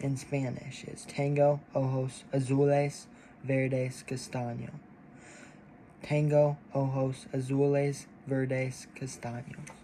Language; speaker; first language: Spanish; non-native, learner; English